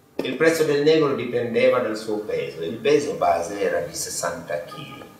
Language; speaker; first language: Italian; non-native, fluent; Wolof